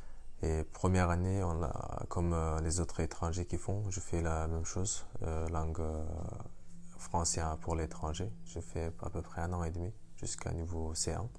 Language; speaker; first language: French; non-native, fluent; Uyghur